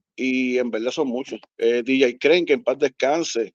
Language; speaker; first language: Spanish; native; Spanish